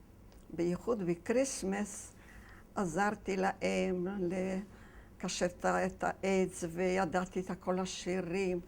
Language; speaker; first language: Hebrew; non-native, fluent; Yiddish